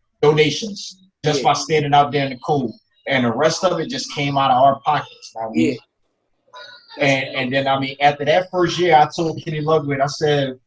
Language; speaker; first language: English; native; English